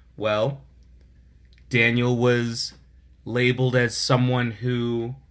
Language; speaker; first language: English; native; English